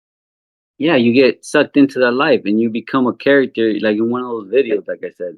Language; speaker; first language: English; native; English